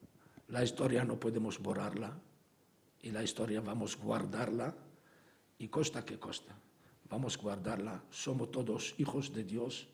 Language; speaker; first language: Spanish; non-native, fluent; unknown